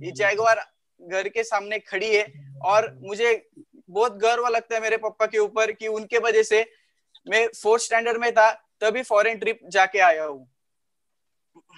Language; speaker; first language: Hindi; non-native, local second language; Marathi